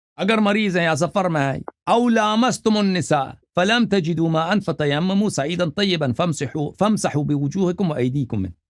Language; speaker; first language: Urdu; native; Urdu